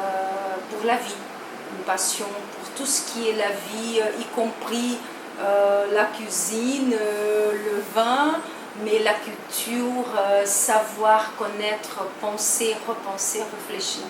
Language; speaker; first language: French; non-native, fluent; Portuguese